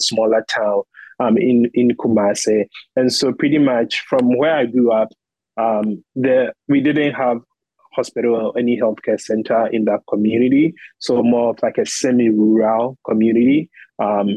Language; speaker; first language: English; non-native, local second language; Akan